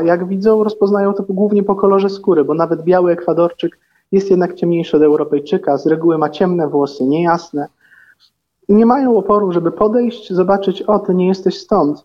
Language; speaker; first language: Polish; native; Polish